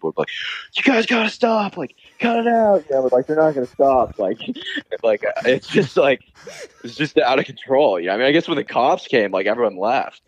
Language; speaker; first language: English; native; English